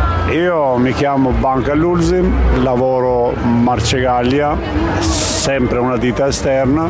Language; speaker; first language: Italian; non-native, fluent; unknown